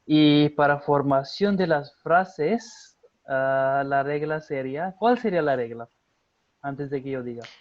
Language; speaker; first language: Spanish; non-native, fluent; Hindi